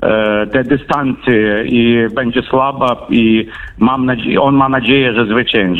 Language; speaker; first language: Polish; non-native, fluent; Ukrainian